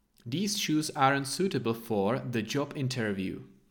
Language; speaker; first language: English; non-native, fluent; Czech